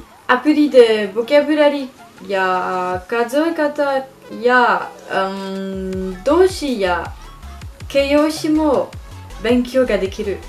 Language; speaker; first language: Japanese; non-native, learner; French